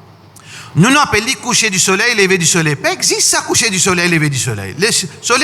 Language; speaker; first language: French; non-native, learner; Morisyen